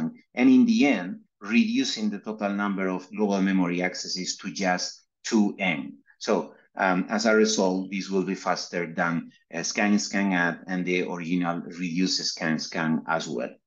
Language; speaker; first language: English; non-native, fluent; Spanish